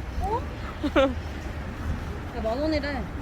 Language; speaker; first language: Korean; native; Korean